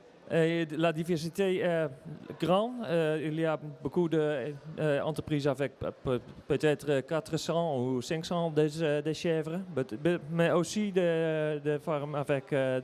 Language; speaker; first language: French; non-native, learner; Dutch